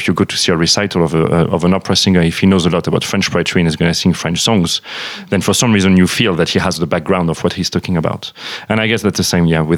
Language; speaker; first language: English; non-native, fluent; French